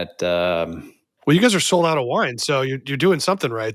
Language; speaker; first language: English; native; English